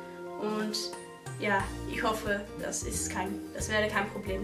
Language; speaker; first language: German; non-native, fluent; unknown